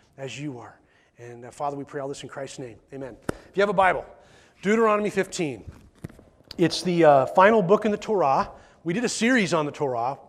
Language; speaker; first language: English; native; English